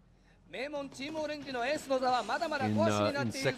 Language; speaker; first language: Japanese; native; Japanese